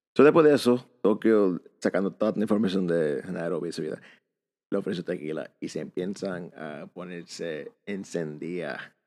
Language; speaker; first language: Spanish; early bilingual, heritage; Spanish